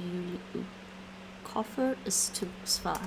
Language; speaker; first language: Dutch; non-native, learner; English